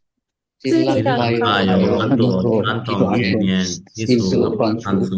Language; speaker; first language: Chinese; non-native, learner; Sinhala